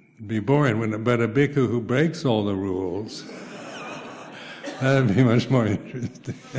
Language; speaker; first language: English; native; English